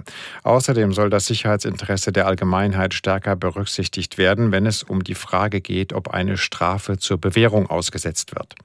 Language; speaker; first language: German; native; German